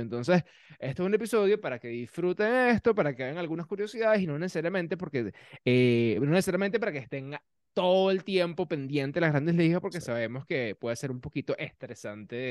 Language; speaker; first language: Spanish; native; Spanish